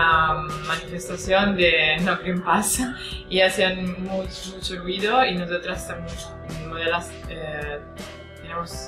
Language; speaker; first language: Spanish; non-native, fluent; Italian